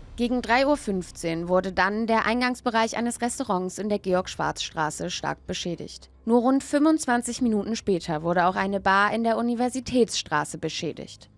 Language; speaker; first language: German; native; German